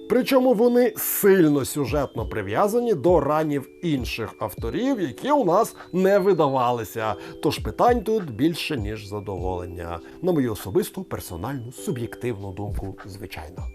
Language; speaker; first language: Ukrainian; native; Ukrainian